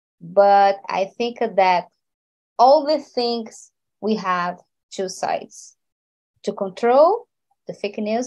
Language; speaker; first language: English; non-native, learner; Portuguese